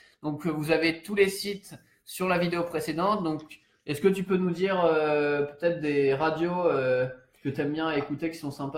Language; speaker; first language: French; native; French